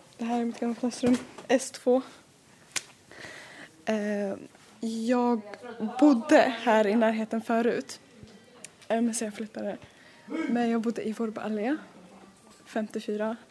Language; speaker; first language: Swedish; early bilingual, other home language; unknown